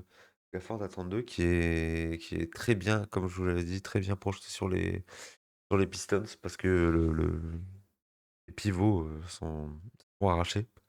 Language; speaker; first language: French; native; French